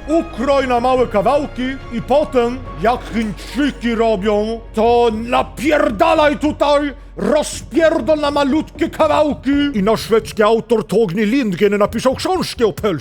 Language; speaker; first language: Polish; non-native, learner; Swedish